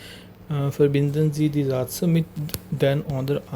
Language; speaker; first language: German; non-native, learner; Hindi